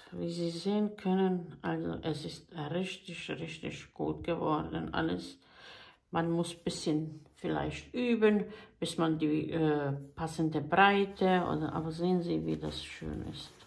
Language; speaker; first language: German; non-native, fluent; Bosnian